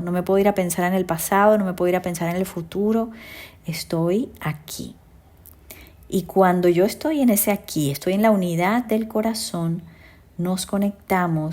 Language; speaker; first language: Spanish; native; Spanish